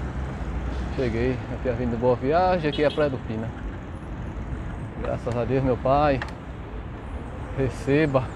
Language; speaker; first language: Portuguese; native; Portuguese